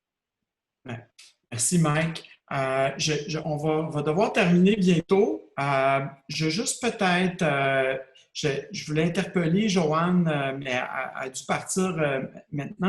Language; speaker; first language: French; native; French